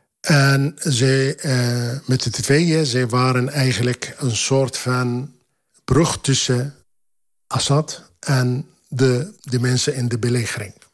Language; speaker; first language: Dutch; non-native, fluent; Arabic